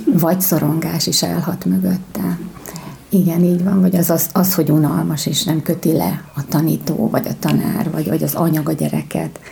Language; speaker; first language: Hungarian; native; Hungarian